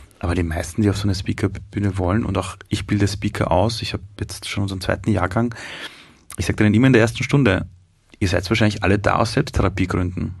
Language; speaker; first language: German; early bilingual, other home language; Persian